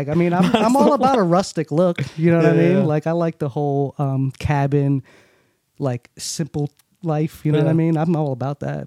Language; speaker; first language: English; early bilingual, other home language; Urdu